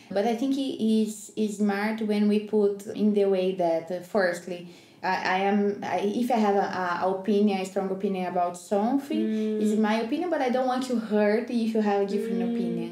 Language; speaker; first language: English; non-native, learner; Portuguese